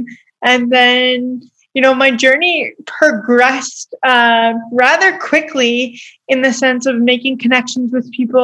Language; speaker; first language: English; native; English